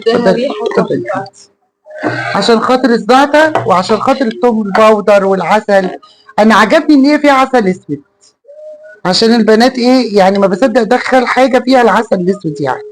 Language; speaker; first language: Arabic; native; Arabic